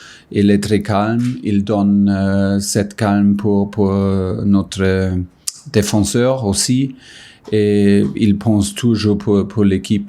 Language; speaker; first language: French; non-native, fluent; German